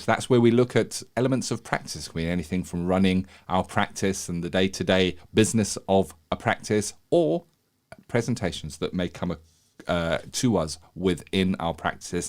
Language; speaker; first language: English; native; English